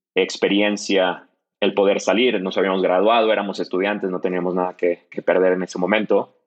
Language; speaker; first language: Spanish; native; Spanish